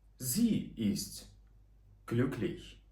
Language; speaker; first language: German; non-native, fluent; Ukrainian